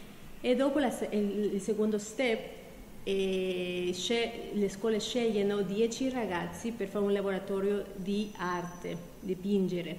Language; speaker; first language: Italian; non-native, fluent; Spanish